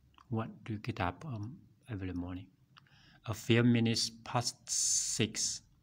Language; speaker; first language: English; non-native, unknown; Chinese